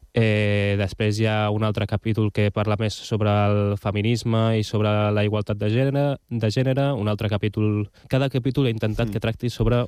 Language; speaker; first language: Catalan; non-native, local second language; Spanish